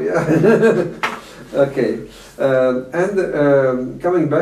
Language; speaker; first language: English; non-native, fluent; Latvian